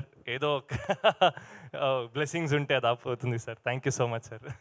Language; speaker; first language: Telugu; non-native, learner; Kannada